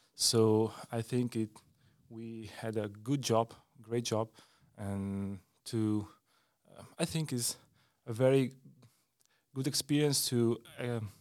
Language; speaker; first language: English; non-native, learner; Italian